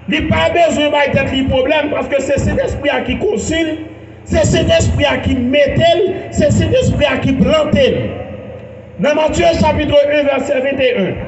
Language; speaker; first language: French; non-native, local second language; Haitian Creole